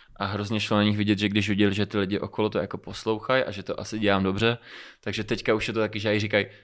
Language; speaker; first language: Czech; early bilingual, other home language; Romanian